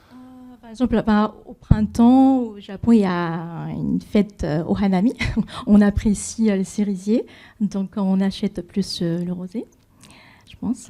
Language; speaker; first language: French; non-native, fluent; Japanese